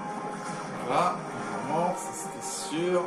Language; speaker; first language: French; native; French